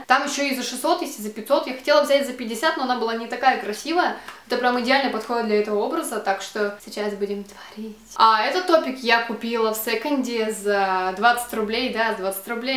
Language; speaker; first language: Russian; native; Russian